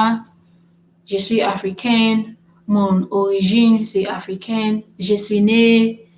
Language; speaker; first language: French; non-native, learner; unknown